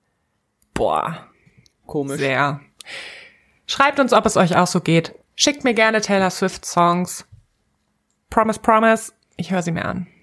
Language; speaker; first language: German; native; German